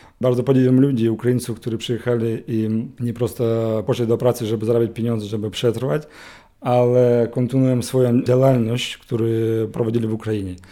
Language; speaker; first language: Polish; non-native, learner; Ukrainian